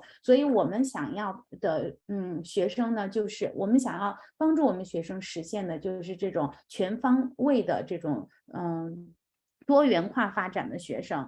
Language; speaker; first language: Chinese; native; Chinese